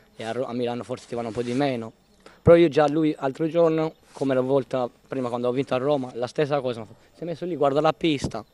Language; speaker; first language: Italian; non-native, fluent; Albanian